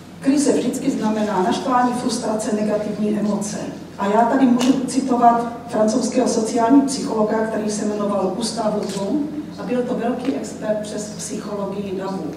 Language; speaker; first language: Czech; native; Czech